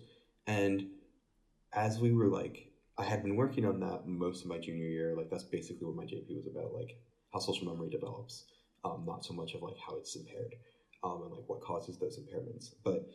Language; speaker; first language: English; native; English